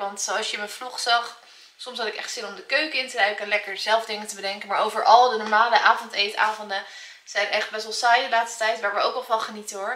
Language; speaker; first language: Dutch; native; Dutch